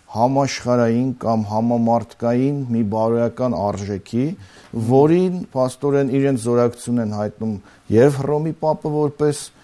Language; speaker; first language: Armenian; native; Armenian